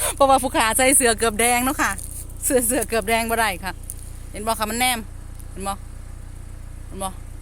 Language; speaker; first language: Thai; native; Thai